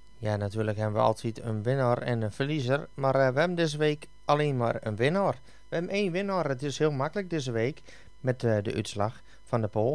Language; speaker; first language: Dutch; native; Dutch